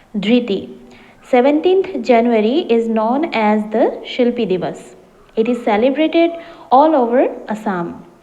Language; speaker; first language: English; non-native, local second language; Assamese